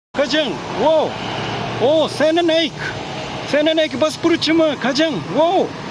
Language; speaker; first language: Malay; non-native, learner; Japanese